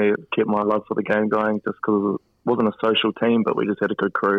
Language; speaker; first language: English; native; English